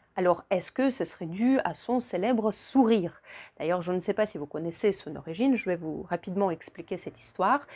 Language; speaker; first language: French; non-native, fluent; Russian